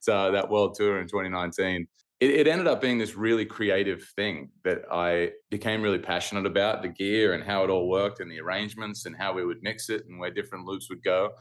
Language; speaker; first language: English; native; English